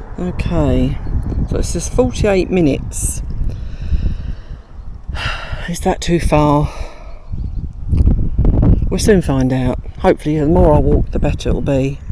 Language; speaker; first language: English; native; English